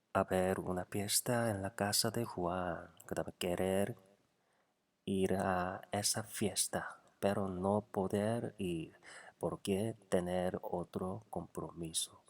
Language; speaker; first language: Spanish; non-native, fluent; Korean